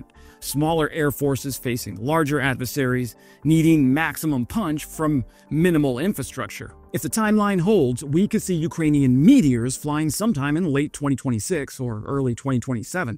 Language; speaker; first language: English; native; English